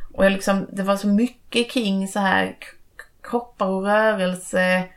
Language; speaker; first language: Swedish; native; Swedish